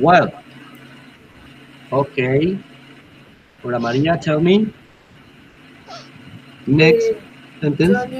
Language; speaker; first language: English; non-native, learner; Spanish